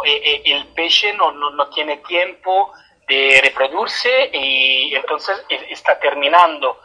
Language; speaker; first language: Spanish; non-native, fluent; Italian